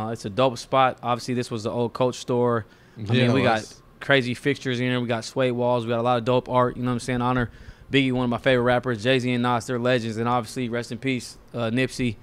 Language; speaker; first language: English; native; English